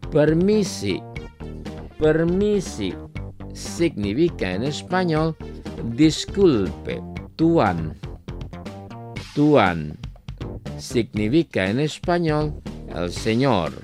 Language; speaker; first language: Spanish; non-native, fluent; Indonesian